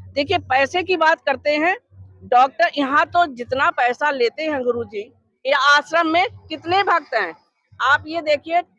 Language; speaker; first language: Hindi; native; Hindi